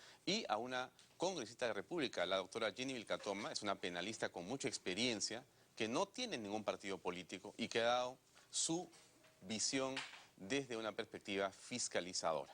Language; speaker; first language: Spanish; native; Spanish